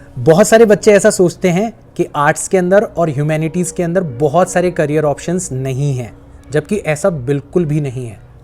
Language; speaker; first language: Hindi; native; Hindi